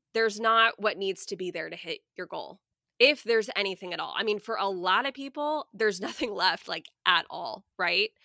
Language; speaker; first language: English; native; English